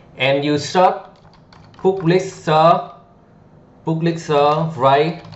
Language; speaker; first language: English; non-native, learner; Vietnamese